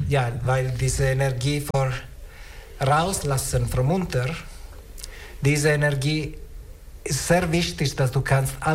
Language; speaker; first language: German; non-native, learner; Italian